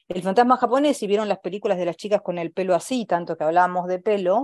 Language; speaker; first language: Spanish; native; Spanish